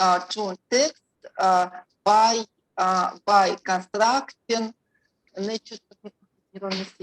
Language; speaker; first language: English; non-native, learner; Russian